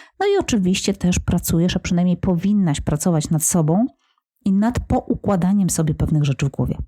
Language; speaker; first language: Polish; native; Polish